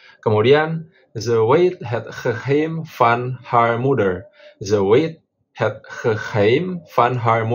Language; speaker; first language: Dutch; non-native, fluent; Indonesian